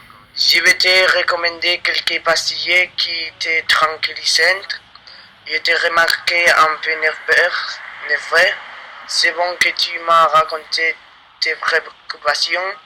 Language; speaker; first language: French; non-native, learner; Spanish